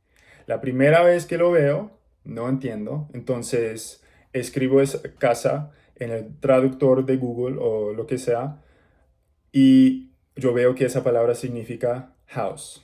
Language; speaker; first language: Spanish; non-native, learner; English